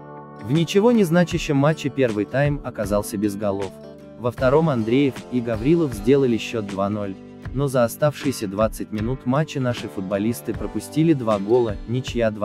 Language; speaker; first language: Russian; native; Russian